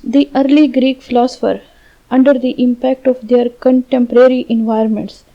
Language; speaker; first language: English; non-native, local second language; Urdu